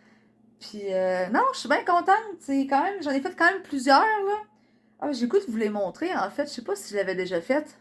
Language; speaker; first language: French; native; French